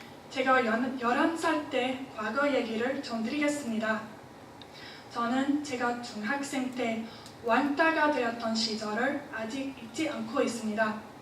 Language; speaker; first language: Korean; non-native, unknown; English